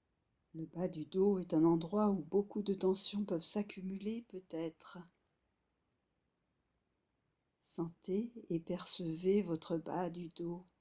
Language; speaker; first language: French; native; French